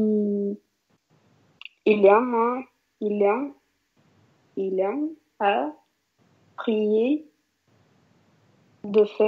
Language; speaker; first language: French; non-native, learner; Russian